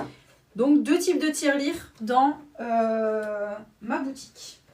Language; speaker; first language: French; native; French